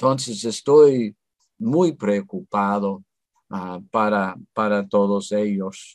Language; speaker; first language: Spanish; non-native, fluent; English